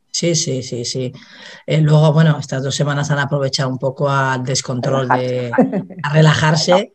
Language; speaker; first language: Spanish; native; Spanish